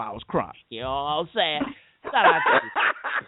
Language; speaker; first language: English; native; English